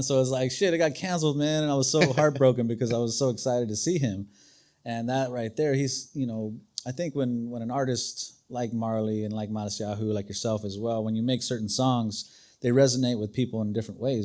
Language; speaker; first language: English; native; English